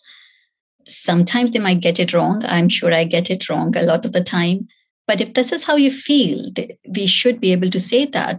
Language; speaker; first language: English; non-native, local second language; Hindi